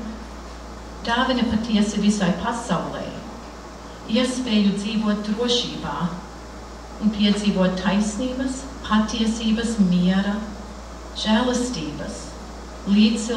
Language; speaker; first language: Latvian; early bilingual, heritage; Latvian